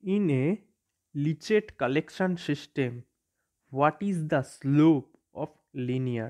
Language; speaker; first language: English; non-native, local second language; Bangla